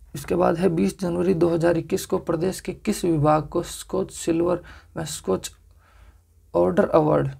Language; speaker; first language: Hindi; native; Hindi